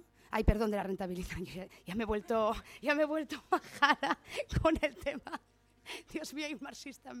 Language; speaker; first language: Spanish; native; Spanish